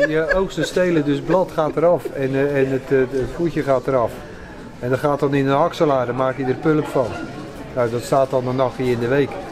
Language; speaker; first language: Dutch; native; Dutch